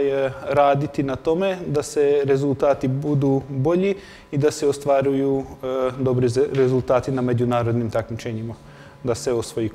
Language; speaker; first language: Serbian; non-native, local second language; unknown